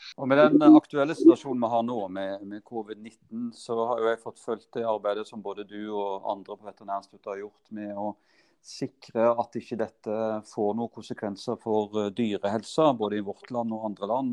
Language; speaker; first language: Norwegian; native; Norwegian